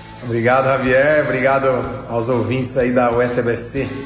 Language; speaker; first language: Portuguese; native; Portuguese